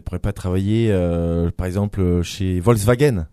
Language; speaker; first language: French; native; French